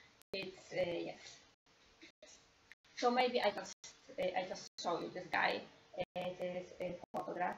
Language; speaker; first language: English; non-native, learner; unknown